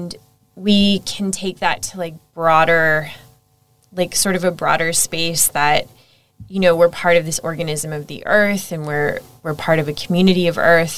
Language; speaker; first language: English; native; English